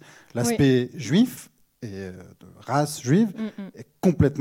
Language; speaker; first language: French; native; French